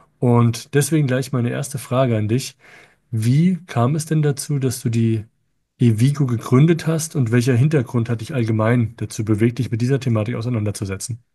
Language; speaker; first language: German; native; German